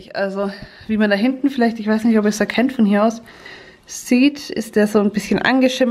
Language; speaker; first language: German; native; German